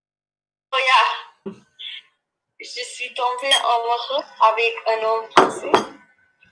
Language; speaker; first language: French; non-native, learner; English